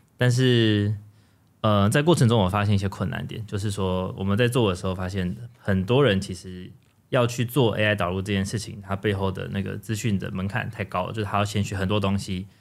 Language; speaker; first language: Chinese; native; Chinese